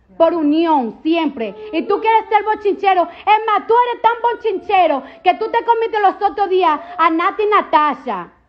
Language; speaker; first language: Spanish; early bilingual, heritage; Spanish